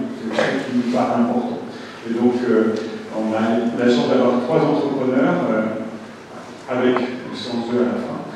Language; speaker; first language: French; native; French